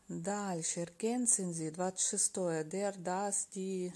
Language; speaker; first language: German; non-native, fluent; Russian